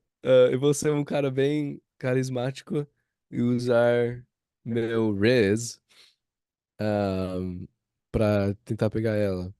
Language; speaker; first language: Portuguese; non-native, fluent; English